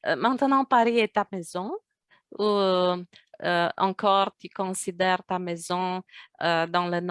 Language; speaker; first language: French; non-native, fluent; Romanian